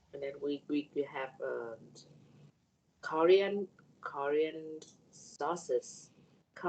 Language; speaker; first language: English; non-native, learner; Vietnamese